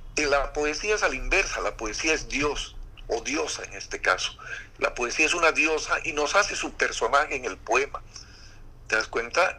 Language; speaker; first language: Spanish; native; Spanish